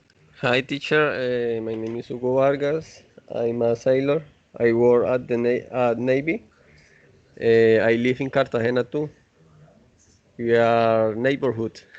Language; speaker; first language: English; non-native, learner; Spanish